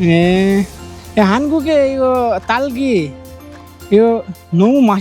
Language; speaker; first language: Korean; non-native, learner; Bangla